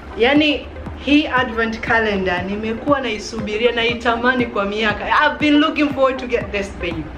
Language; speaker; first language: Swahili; native; Swahili